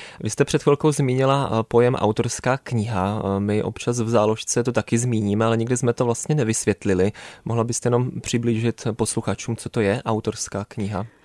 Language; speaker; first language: Czech; native; Czech